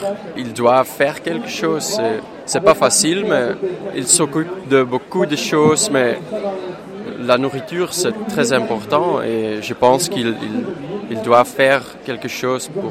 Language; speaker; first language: French; non-native, local second language; Dutch